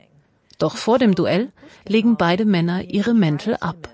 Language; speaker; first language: German; native; German